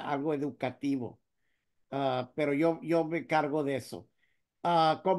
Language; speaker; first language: Spanish; early bilingual, heritage; Spanish